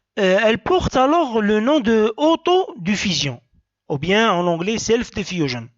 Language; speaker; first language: French; non-native, local second language; Arabic